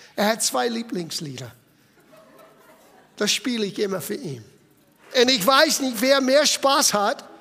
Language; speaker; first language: German; non-native, fluent; English